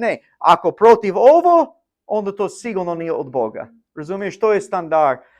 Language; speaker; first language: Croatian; non-native, learner; English